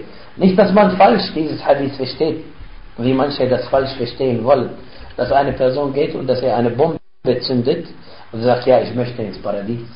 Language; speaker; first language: German; non-native, fluent; Arabic